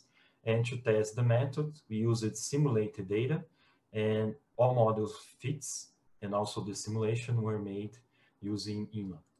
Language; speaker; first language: English; non-native, fluent; Portuguese